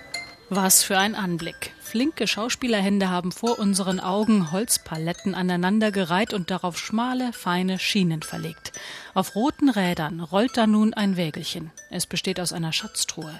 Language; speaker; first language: German; native; German